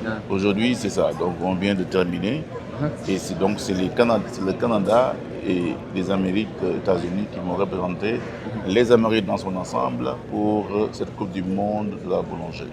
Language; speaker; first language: French; non-native, local second language; Wolof